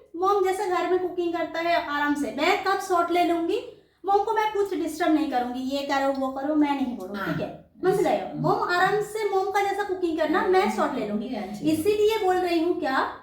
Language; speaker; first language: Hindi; non-native, local second language; Bangla